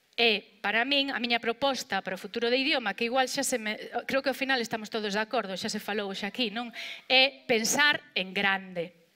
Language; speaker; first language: Galician; non-native, local second language; Spanish